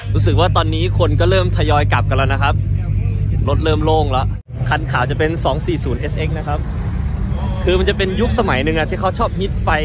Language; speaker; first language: Thai; native; Thai